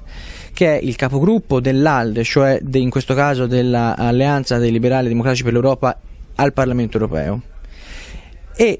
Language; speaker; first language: Italian; native; Italian